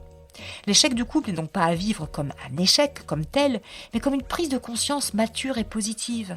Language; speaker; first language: French; native; French